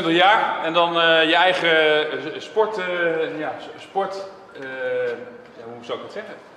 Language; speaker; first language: Dutch; native; Dutch